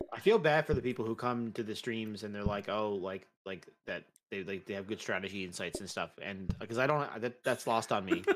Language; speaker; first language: English; native; English